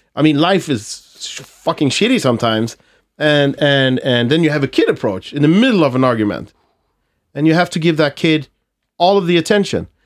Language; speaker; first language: English; non-native, fluent; Swedish